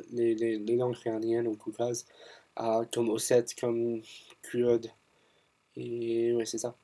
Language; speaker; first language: French; non-native, fluent; English